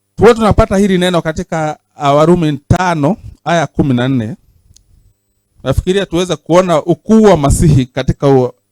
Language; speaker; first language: Swahili; non-native, local second language; Kikuyu